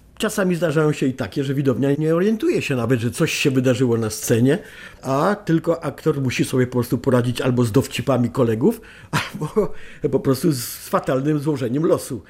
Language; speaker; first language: Polish; native; Polish